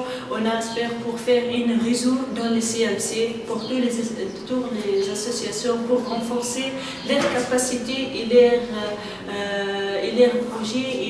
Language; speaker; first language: French; non-native, local second language; Arabic